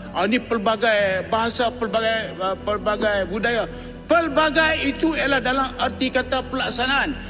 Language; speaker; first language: Malay; native; Malay